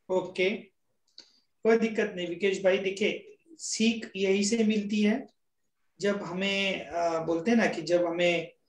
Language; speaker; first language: Hindi; non-native, local second language; Marathi